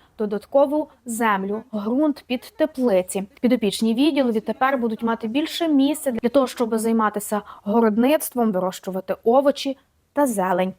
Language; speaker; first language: Ukrainian; native; Ukrainian